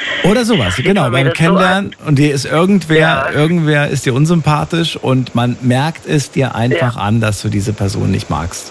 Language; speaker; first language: German; native; German